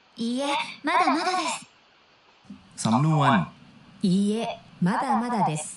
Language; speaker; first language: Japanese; non-native, fluent; Thai